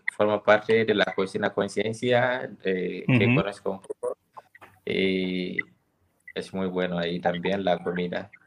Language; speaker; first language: Spanish; non-native, fluent; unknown